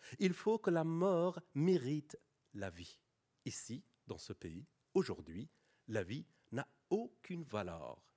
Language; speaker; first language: French; non-native, fluent; Persian